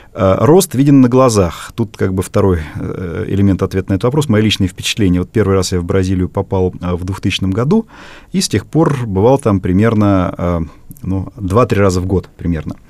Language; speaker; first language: Russian; native; Russian